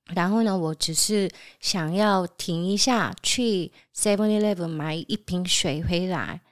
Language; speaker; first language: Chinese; non-native, fluent; Korean